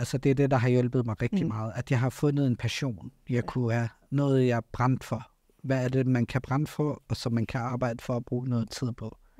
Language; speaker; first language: Danish; early bilingual, other home language; Arabic